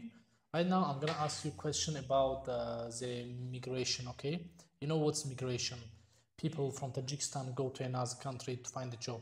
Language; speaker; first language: English; non-native, fluent; Tajik